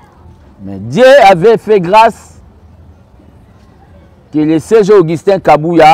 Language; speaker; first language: French; non-native, local second language; Lingala